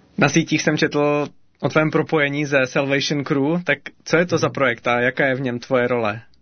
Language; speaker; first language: Czech; native; Czech